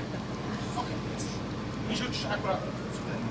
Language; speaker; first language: Polish; non-native, learner; English